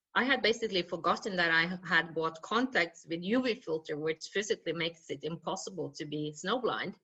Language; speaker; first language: English; non-native, fluent; Norwegian